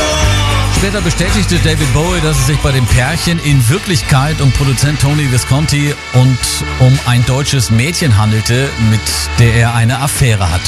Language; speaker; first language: German; native; German